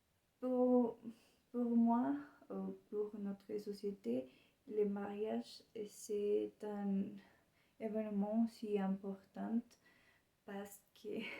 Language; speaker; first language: French; non-native, learner; Spanish